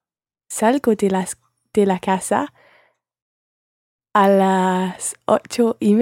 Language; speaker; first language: Spanish; non-native, learner; English